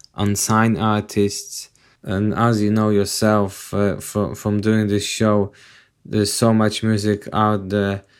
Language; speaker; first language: English; non-native, fluent; Polish